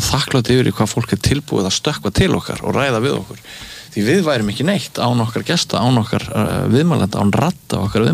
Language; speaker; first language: Icelandic; native; Icelandic